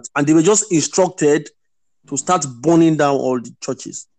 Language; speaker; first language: English; non-native, local second language; Yoruba